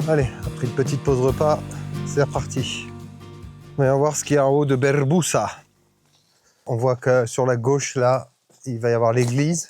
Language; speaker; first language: French; native; French